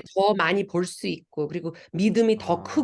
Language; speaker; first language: Korean; early bilingual, heritage; Korean